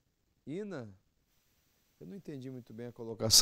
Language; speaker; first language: Portuguese; native; Portuguese